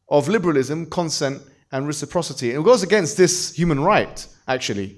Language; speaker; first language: English; native; English